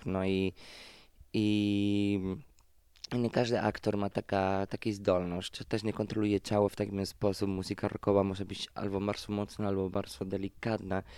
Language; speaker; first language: Polish; non-native, fluent; Spanish